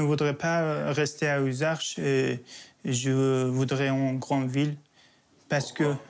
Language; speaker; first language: French; non-native, learner; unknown